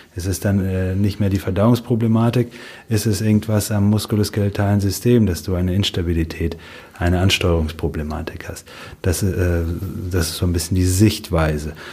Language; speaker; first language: German; early bilingual, other home language; Russian